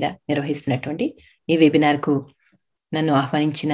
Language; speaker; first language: Telugu; native; Telugu